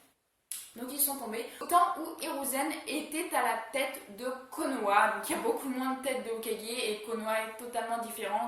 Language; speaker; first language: French; native; French